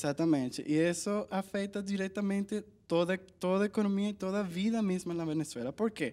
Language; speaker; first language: Portuguese; non-native, learner; Spanish